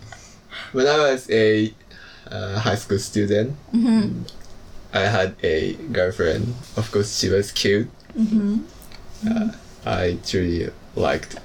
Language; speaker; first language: English; non-native, learner; Japanese